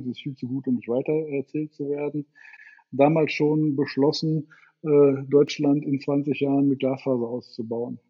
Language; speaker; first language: German; native; German